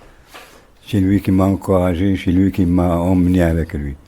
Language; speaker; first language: French; non-native, local second language; Arabic